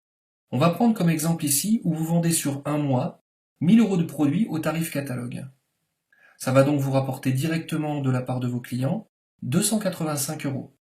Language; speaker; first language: French; native; French